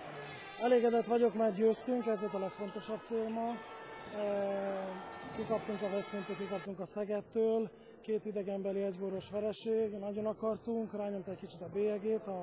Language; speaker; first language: Hungarian; native; Hungarian